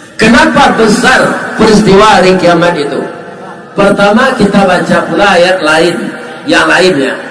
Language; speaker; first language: Malay; non-native, local second language; Minangkabau